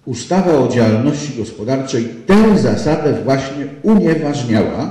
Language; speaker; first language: Polish; native; Polish